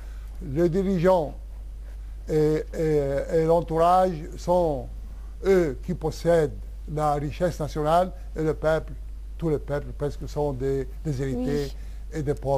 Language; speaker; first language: French; non-native, local second language; Arabic